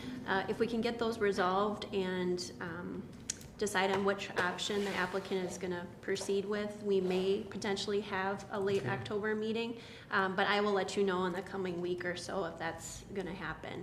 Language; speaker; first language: English; native; English